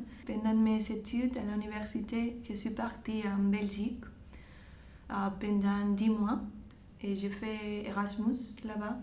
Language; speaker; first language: French; non-native, fluent; Spanish